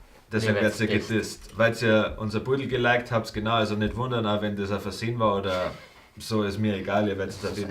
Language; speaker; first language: German; native; German